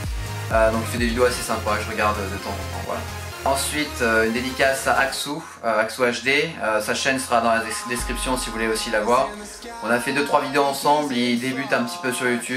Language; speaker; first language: French; native; French